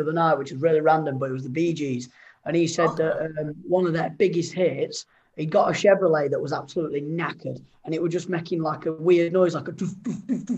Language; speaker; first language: English; native; English